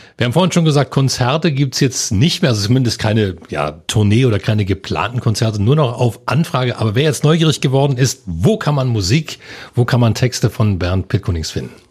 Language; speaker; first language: German; native; German